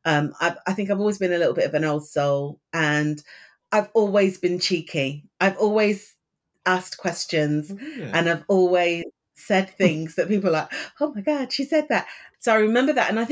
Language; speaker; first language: English; native; English